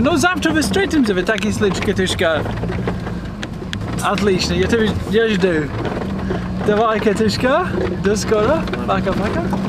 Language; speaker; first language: Russian; non-native, learner; English